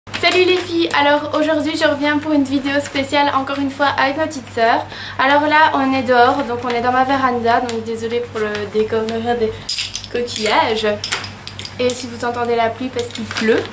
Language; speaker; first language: French; native; French